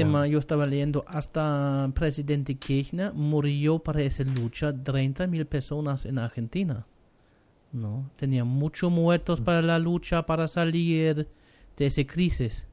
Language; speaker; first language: Spanish; non-native, learner; German